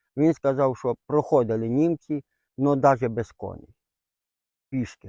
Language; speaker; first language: Ukrainian; native; Ukrainian